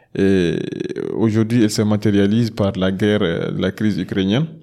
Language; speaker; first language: French; non-native, local second language; Fula